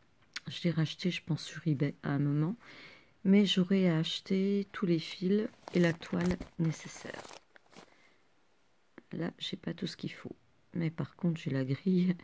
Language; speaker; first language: French; native; French